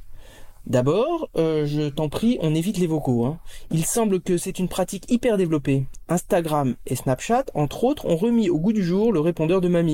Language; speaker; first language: French; native; French